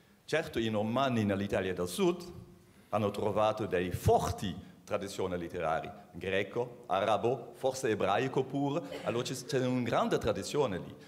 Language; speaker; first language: Italian; non-native, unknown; Dutch